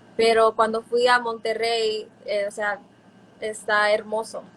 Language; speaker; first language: Spanish; early bilingual, heritage; Spanish